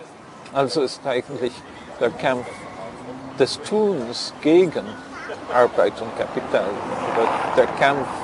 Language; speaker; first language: German; non-native, fluent; English